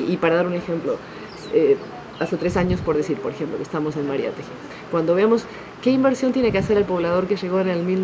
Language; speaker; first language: Spanish; native; Spanish